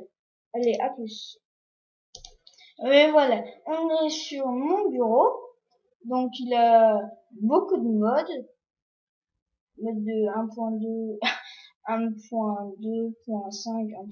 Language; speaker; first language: French; non-native, learner; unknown